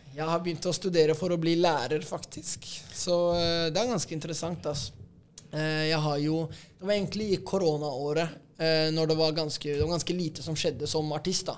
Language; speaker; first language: Norwegian; native; Norwegian